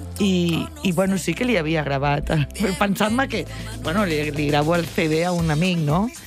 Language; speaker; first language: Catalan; non-native, local second language; Spanish